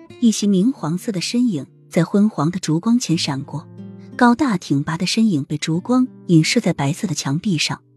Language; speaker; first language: Chinese; native; Chinese